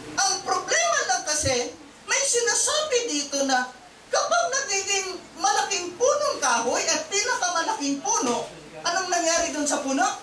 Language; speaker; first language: Filipino; non-native, local second language; Cebuano